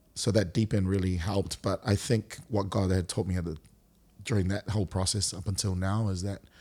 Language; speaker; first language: English; native; English